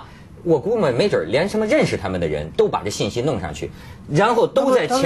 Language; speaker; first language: Chinese; native; Chinese